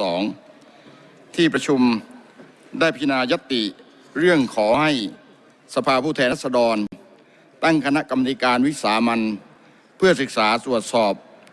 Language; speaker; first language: Thai; native; Thai